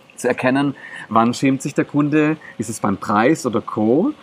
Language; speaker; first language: German; non-native, local second language; Greek